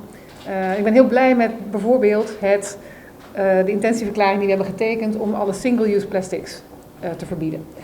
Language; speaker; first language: Dutch; native; Dutch